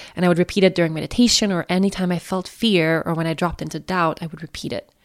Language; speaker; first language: English; non-native, fluent; Swedish